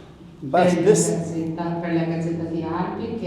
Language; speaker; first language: Italian; non-native, learner; Albanian